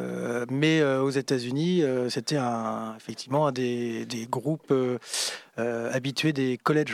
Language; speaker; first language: French; native; French